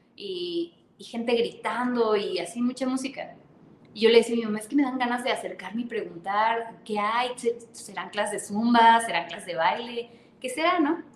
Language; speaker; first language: Spanish; native; Spanish